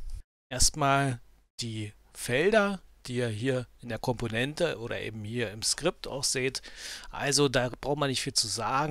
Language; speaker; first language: German; native; German